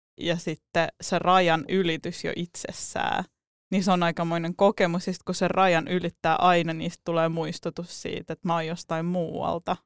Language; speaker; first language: Finnish; early bilingual, other home language; Russian